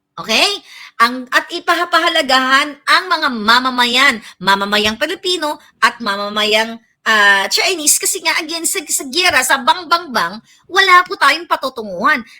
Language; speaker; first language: Filipino; non-native, local second language; Cebuano